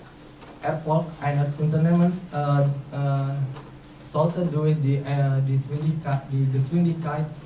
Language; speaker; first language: German; non-native, learner; Indonesian